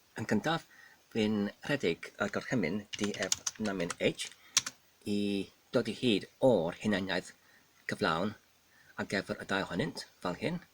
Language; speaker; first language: Welsh; non-native, learner; Polish